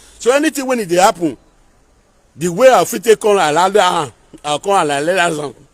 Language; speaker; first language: Nigerian Pidgin; non-native, local second language; Bini